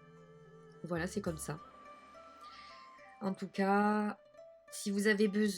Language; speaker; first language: French; native; French